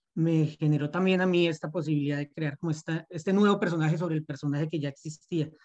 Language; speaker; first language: Spanish; native; Spanish